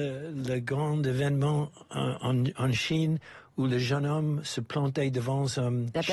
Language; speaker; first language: French; non-native, fluent; English